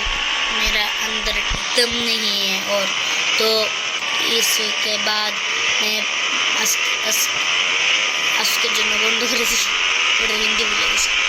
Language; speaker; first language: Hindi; non-native, local second language; Bangla